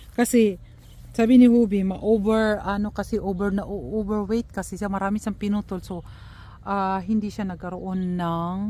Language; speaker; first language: Filipino; native; Filipino